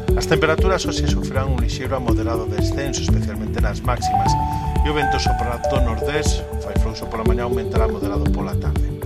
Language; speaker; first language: Galician; native; Galician